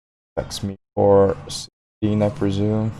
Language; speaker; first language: English; non-native, fluent; French